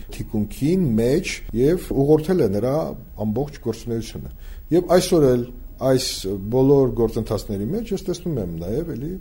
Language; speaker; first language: Armenian; native; Armenian